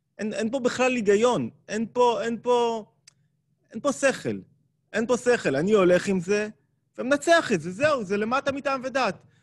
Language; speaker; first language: Hebrew; native; Hebrew